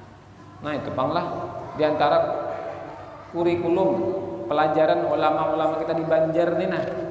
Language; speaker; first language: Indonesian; non-native, local second language; Banjar